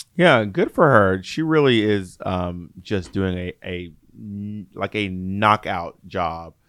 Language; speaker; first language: English; native; English